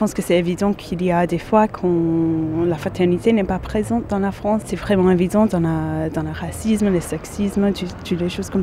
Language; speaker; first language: French; non-native, fluent; English